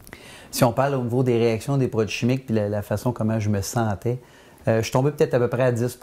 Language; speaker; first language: French; native; French